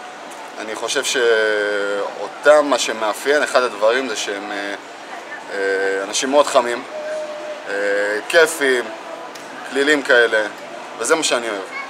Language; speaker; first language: Hebrew; non-native, fluent; Russian